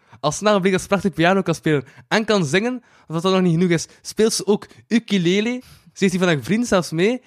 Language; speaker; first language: Dutch; native; Dutch